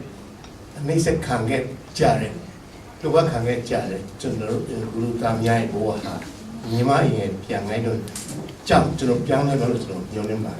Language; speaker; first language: Burmese; non-native, local second language; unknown